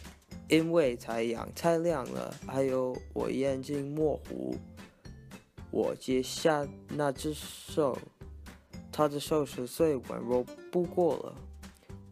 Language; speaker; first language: Chinese; non-native, learner; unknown